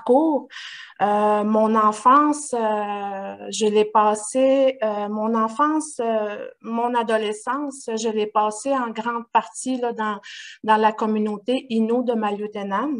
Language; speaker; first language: French; non-native, local second language; Innu-aimun